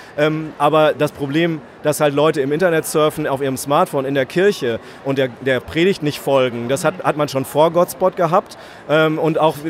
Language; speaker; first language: German; native; German